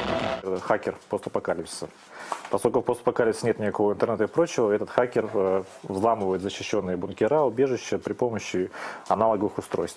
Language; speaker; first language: Russian; native; Russian